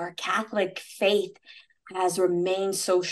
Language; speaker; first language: English; native; English